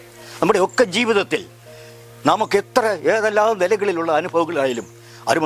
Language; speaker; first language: Malayalam; native; Malayalam